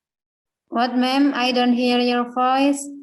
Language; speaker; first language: English; non-native, learner; Indonesian